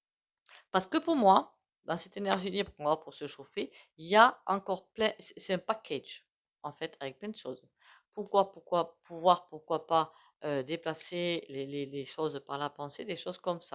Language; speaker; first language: French; native; French